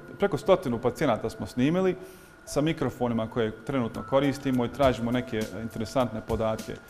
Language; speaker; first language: Bosnian; early bilingual, heritage; Bosnian